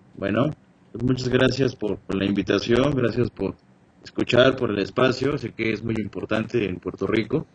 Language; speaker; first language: Spanish; native; Spanish